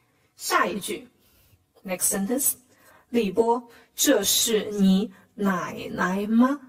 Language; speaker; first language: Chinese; non-native, fluent; Khmer